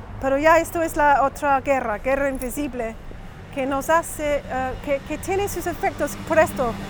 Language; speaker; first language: Spanish; non-native, fluent; English